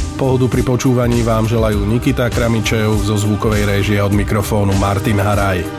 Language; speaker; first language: Slovak; native; Slovak